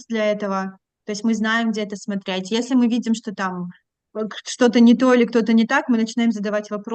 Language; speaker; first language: Russian; native; Russian